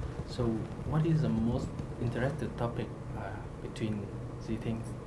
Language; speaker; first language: English; non-native, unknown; Vietnamese